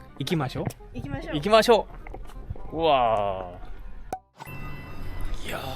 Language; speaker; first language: Japanese; non-native, learner; Thai